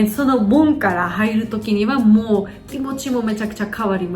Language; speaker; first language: Japanese; non-native, fluent; Georgian